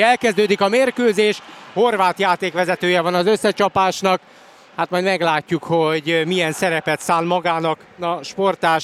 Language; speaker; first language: Hungarian; native; Hungarian